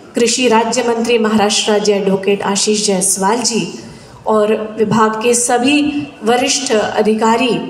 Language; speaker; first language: Hindi; non-native, local second language; Marathi